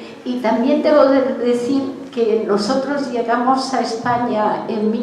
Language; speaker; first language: Spanish; early bilingual, other home language; Hungarian